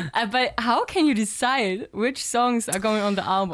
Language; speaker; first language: English; non-native, fluent; German